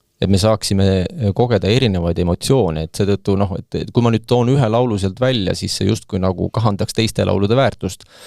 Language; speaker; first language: Estonian; native; Estonian